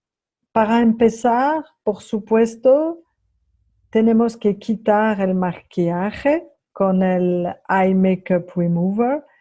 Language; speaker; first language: Spanish; non-native, fluent; French